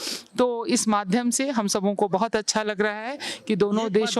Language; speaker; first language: Hindi; native; Hindi